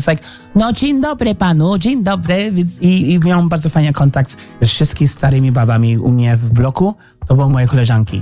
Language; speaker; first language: Polish; non-native, fluent; English